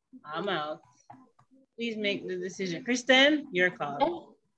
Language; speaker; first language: English; native; English